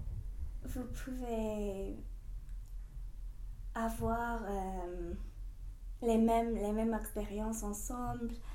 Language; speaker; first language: French; non-native, fluent; English